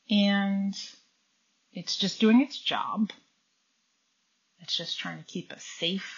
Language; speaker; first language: English; native; English